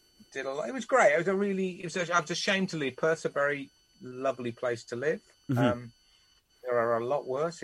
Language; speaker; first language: English; native; English